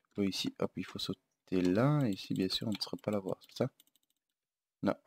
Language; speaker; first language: French; native; French